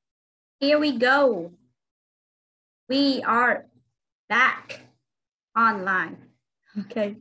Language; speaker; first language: English; non-native, fluent; Vietnamese